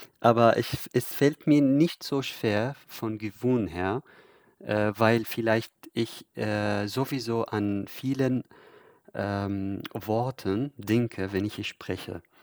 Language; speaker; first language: German; non-native, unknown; Arabic